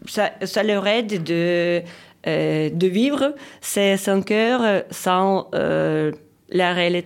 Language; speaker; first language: French; non-native, fluent; Ukrainian